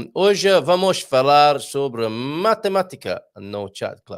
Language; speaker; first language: Portuguese; non-native, learner; English